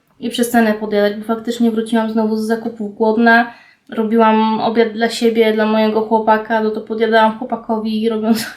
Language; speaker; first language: Polish; native; Polish